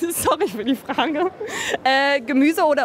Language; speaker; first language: German; native; German